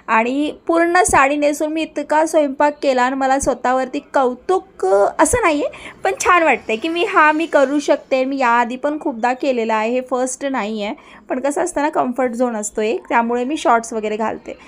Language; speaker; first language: Marathi; early bilingual, other home language; Hindi